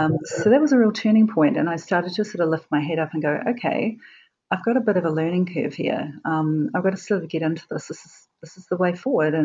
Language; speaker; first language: English; native; English